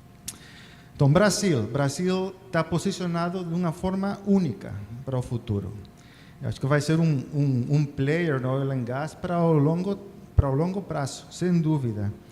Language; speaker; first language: Portuguese; non-native, fluent; Spanish